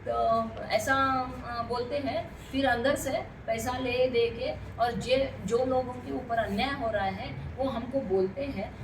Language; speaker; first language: Hindi; non-native, local second language; Marathi